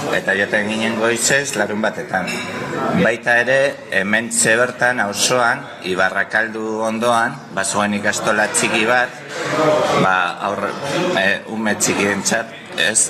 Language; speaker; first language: Basque; non-native, local second language; Spanish